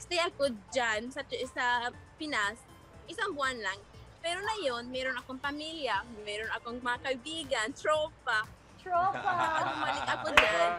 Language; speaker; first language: Filipino; non-native, learner; Arabic